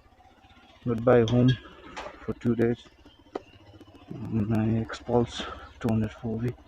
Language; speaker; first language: English; non-native, fluent; Nepali